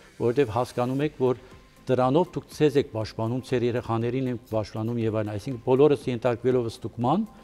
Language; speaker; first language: Armenian; early bilingual, heritage; Armenian